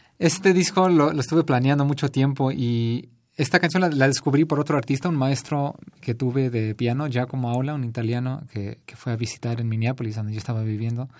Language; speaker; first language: Spanish; early bilingual, heritage; Spanish